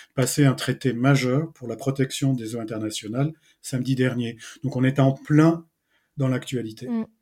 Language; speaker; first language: French; native; French